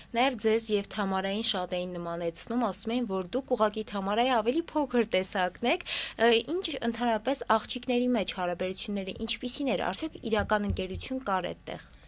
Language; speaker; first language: Armenian; native; Armenian